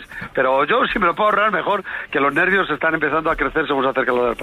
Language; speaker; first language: Spanish; native; Spanish